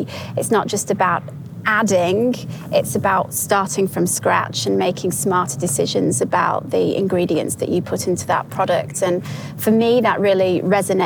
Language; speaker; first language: English; native; English